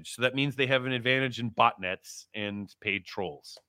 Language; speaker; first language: English; early bilingual, other home language; Turkish